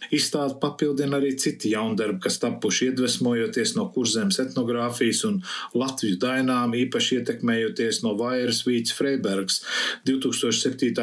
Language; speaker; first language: Latvian; early bilingual, heritage; Latvian